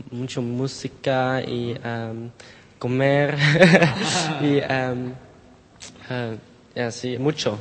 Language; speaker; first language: Spanish; non-native, learner; Dutch